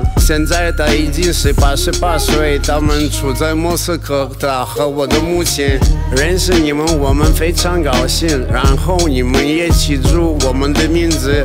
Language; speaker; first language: Chinese; non-native, learner; Russian